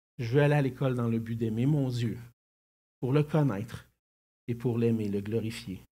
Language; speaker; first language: French; native; French